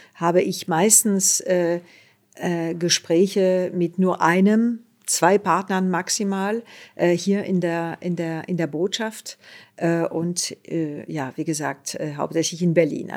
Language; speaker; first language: German; non-native, fluent; French